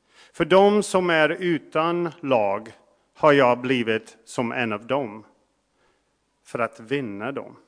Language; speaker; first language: Swedish; non-native, fluent; English